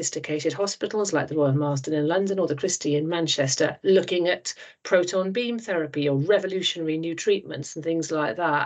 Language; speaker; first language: English; native; English